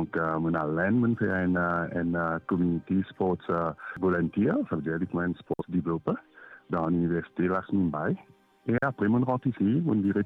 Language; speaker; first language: French; non-native, local second language; Morisyen